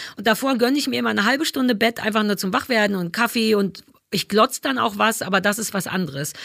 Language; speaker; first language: German; native; German